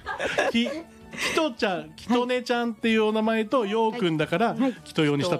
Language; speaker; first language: Japanese; native; Japanese